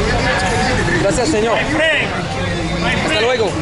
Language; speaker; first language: Spanish; non-native, learner; French